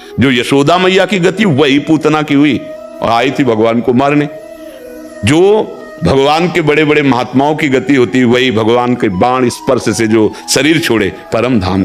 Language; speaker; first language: Hindi; native; Hindi